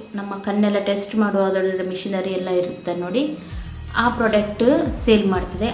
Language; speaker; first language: Kannada; non-native, local second language; Konkani